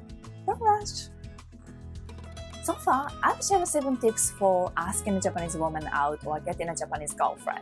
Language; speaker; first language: English; non-native, fluent; Japanese